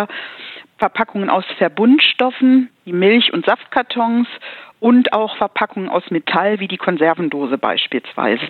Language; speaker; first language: German; native; German